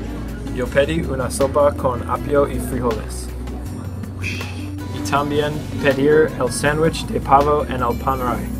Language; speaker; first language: Spanish; non-native, learner; English